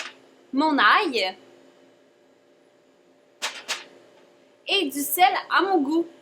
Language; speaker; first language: French; native; French